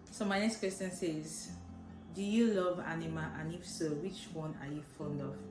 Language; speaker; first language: English; non-native, local second language; Yoruba